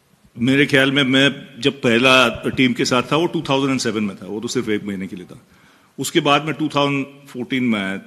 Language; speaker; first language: Hindi; non-native, local second language; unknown